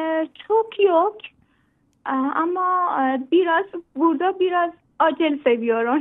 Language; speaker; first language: Turkish; non-native, learner; Persian